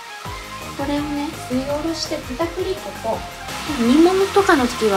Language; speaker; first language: Japanese; native; Japanese